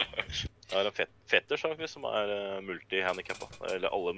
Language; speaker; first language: Norwegian; native; Norwegian